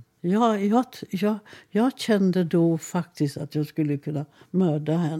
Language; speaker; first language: Swedish; non-native, fluent; Hungarian